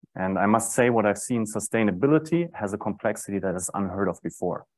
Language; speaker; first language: English; non-native, fluent; German